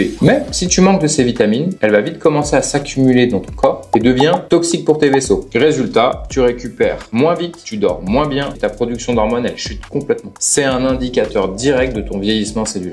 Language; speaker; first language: French; native; French